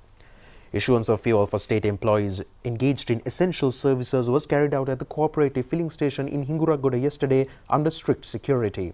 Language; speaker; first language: English; non-native, local second language; Sinhala